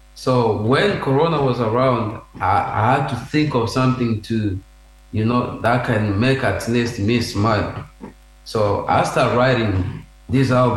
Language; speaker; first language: English; non-native, fluent; Swahili